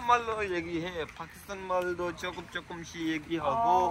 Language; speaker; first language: Korean; non-native, learner; Urdu